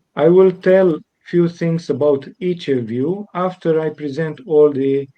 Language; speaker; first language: English; non-native, fluent; Romanian